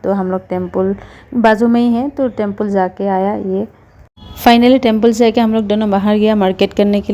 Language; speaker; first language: Hindi; non-native, local second language; Assamese